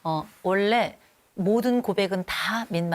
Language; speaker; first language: Korean; native; Korean